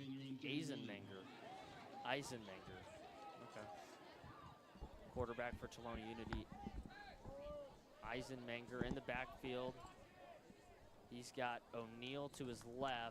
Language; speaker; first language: English; native; English